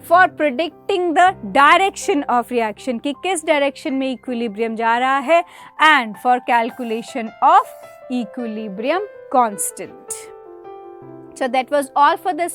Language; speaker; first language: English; non-native, local second language; Hindi